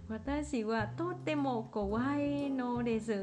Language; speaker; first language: Japanese; non-native, learner; Vietnamese